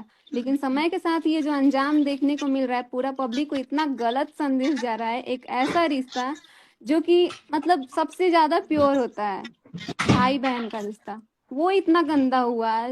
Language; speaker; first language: Hindi; native; Hindi